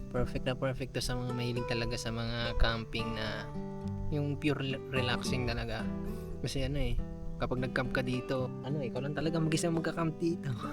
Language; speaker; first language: Filipino; non-native, local second language; Cebuano